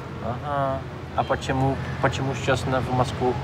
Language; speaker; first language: Russian; non-native, fluent; Dutch